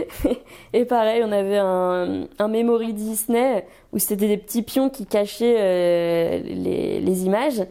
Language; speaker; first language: French; native; French